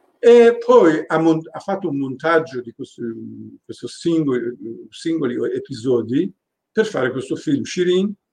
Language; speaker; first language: Italian; non-native, fluent; Persian